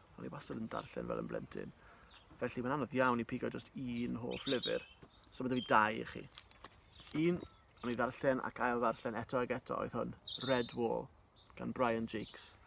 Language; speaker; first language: Welsh; native; Welsh